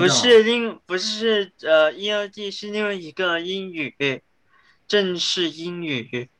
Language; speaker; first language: Chinese; early bilingual, heritage; Chinese